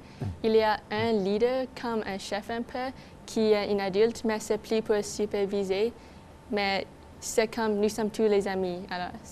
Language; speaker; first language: French; non-native, local second language; English